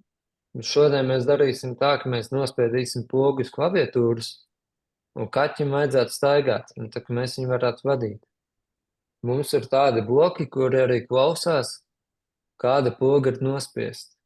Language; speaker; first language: Latvian; native; Latvian